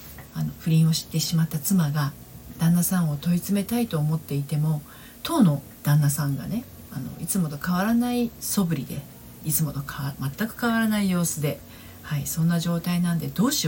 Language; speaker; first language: Japanese; native; Japanese